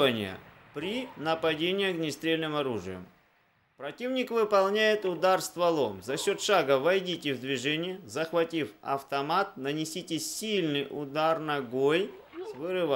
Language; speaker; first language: Russian; native; Russian